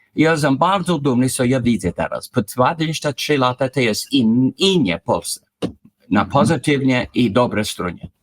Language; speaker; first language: Polish; early bilingual, heritage; English